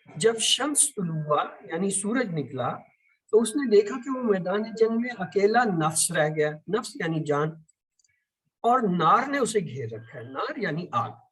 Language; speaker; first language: Urdu; native; Urdu